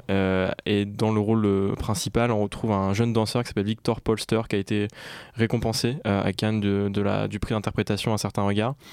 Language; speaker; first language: French; native; French